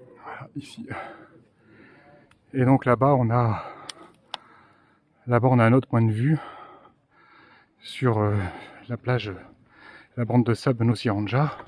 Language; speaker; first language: French; native; French